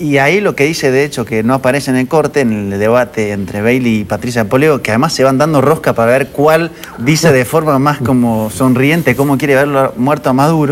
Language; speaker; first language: Spanish; native; Spanish